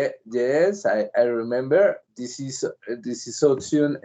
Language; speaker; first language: English; non-native, learner; Spanish